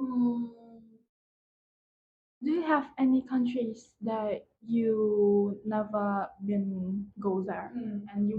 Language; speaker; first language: English; non-native, learner; Indonesian